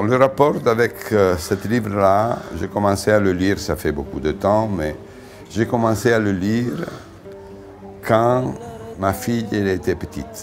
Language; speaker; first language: French; non-native, fluent; Italian